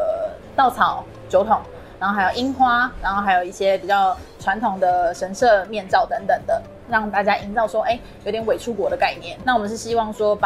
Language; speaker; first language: Chinese; native; Chinese